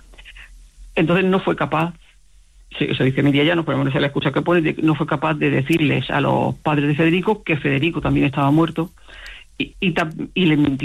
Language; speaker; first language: Spanish; native; Spanish